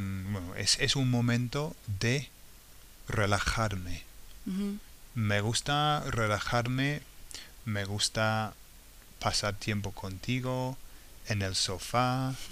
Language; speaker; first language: Spanish; non-native, fluent; English